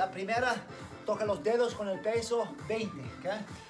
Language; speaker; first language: Spanish; non-native, learner; English